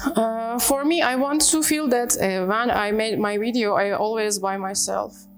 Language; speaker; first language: English; non-native, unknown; Turkish